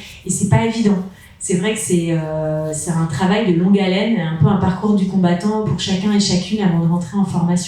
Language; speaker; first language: French; native; French